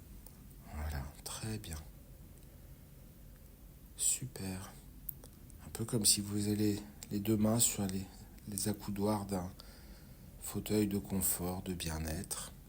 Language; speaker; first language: French; native; French